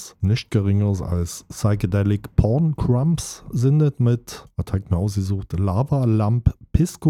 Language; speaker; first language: German; native; German